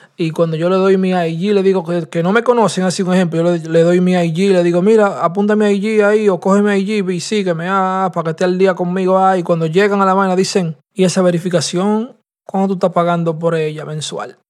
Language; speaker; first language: Spanish; early bilingual, heritage; Spanish